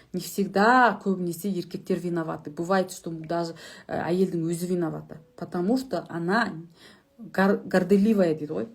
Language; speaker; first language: Russian; non-native, local second language; Kazakh